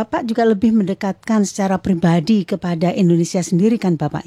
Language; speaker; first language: Indonesian; native; Indonesian